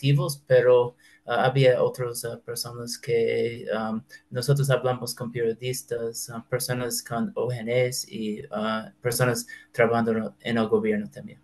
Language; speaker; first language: Spanish; non-native, fluent; English